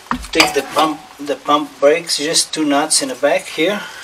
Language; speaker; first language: English; non-native, learner; Portuguese